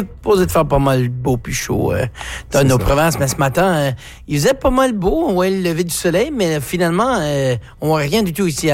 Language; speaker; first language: French; native; French